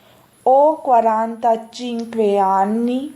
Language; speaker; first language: Italian; non-native, fluent; Urdu